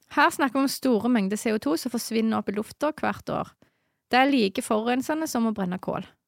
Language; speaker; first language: Norwegian; native; Norwegian